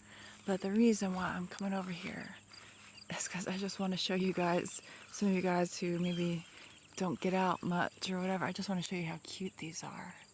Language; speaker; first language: English; native; English